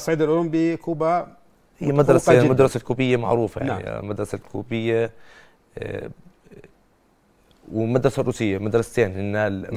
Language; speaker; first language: Arabic; native; Arabic